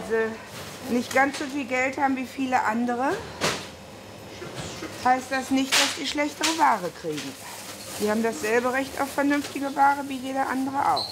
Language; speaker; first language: German; native; German